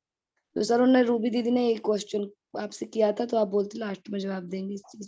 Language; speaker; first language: Hindi; native; Hindi